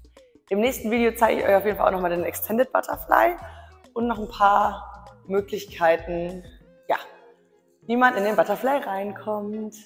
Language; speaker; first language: German; native; German